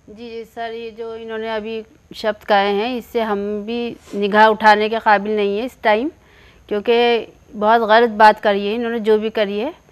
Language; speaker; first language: Hindi; native; Hindi